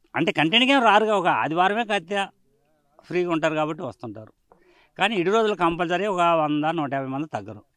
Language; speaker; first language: Telugu; native; Telugu